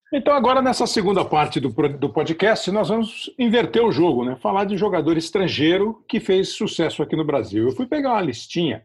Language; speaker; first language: Portuguese; native; Portuguese